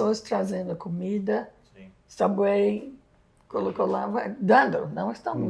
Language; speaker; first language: Portuguese; non-native, fluent; English